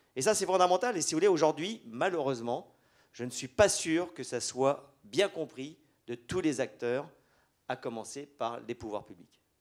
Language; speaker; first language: French; native; French